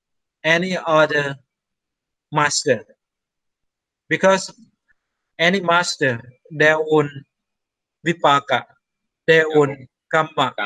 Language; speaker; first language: English; non-native, fluent; Thai